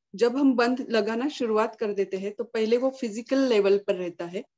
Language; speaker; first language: Hindi; non-native, local second language; Marathi